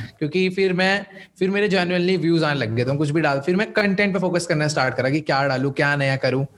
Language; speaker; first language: Hindi; native; Hindi